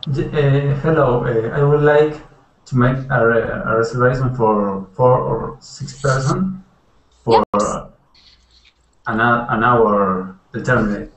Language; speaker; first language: English; non-native, learner; Spanish